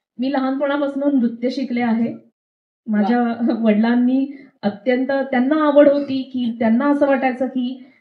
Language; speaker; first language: Marathi; native; Marathi